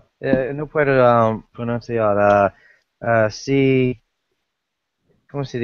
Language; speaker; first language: Spanish; non-native, learner; English